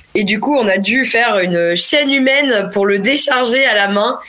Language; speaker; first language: French; native; French